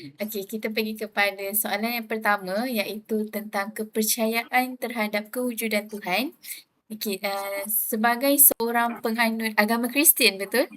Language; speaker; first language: Malay; native; Malay